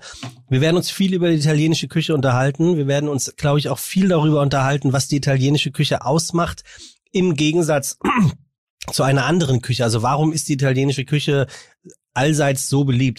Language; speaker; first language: German; native; German